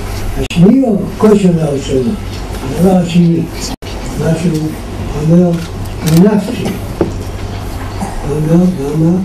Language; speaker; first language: Hebrew; non-native, fluent; Yiddish